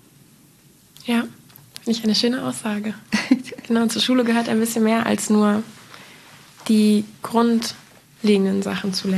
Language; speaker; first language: German; native; German